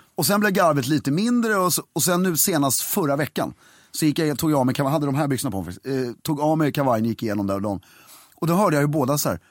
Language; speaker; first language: Swedish; native; Swedish